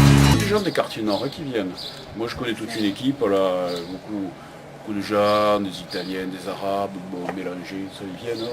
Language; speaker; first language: French; native; French